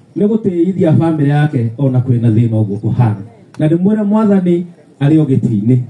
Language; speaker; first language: Kikuyu; native; Kikuyu